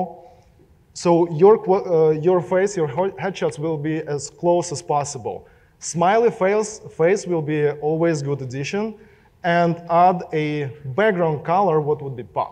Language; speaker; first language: English; non-native, fluent; Russian